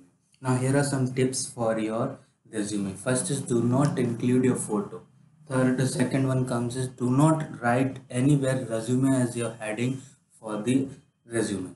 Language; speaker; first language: English; non-native, local second language; Hindi